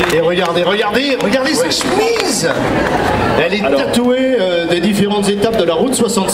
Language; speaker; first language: French; native; French